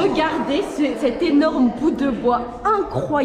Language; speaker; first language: French; native; French